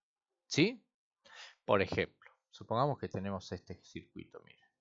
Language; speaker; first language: Spanish; native; Spanish